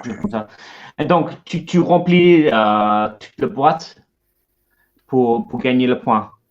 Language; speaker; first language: French; non-native, learner; English